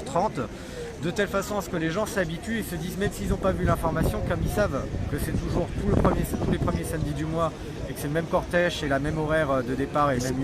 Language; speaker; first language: French; native; French